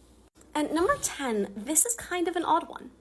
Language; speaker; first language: English; native; English